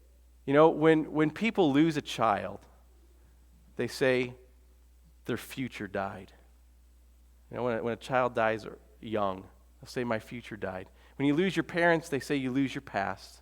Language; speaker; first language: English; native; English